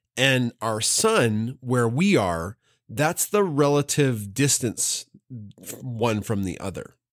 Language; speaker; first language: English; native; English